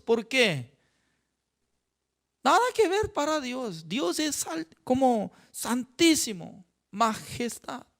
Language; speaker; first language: Spanish; non-native, fluent; Korean